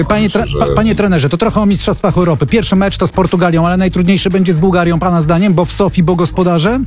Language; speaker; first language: Polish; native; Polish